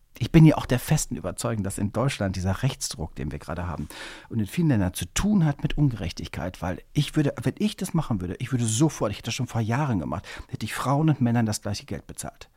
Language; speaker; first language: German; native; German